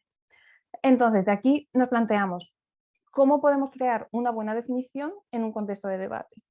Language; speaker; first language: Spanish; native; Spanish